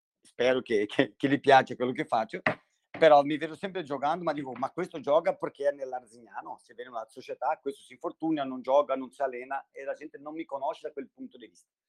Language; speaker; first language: Italian; non-native, fluent; Portuguese